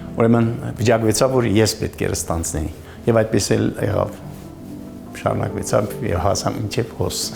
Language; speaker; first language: Armenian; early bilingual, heritage; Armenian